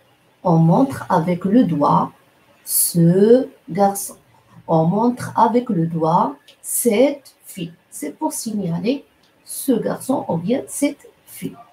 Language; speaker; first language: French; non-native, local second language; Arabic